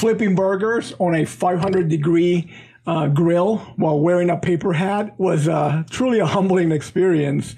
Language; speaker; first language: English; non-native, fluent; Spanish